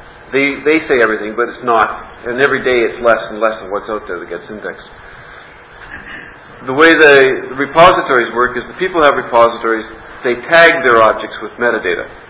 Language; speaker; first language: English; native; English